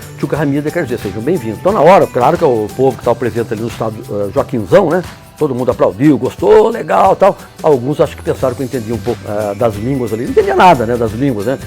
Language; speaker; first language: Portuguese; native; Portuguese